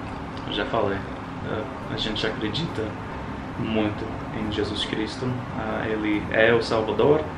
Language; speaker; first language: Portuguese; non-native, fluent; English